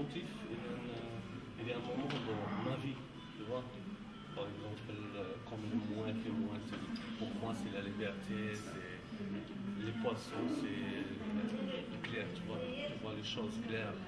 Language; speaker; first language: French; non-native, local second language; Arabic